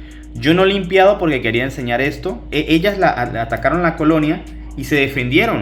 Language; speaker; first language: Spanish; native; Spanish